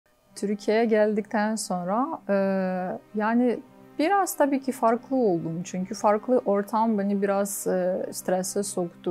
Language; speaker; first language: Turkish; non-native, fluent; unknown